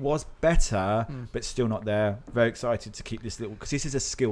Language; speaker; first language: English; native; English